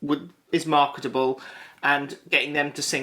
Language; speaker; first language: English; native; English